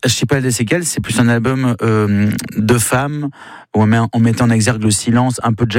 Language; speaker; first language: French; native; French